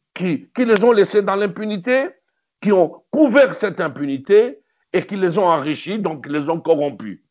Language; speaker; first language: French; non-native, local second language; Luba-Lulua